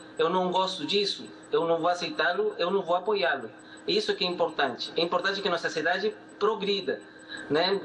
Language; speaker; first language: Portuguese; non-native, fluent; Spanish